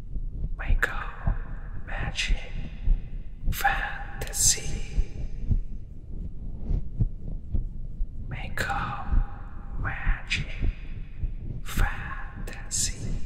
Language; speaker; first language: Japanese; non-native, fluent; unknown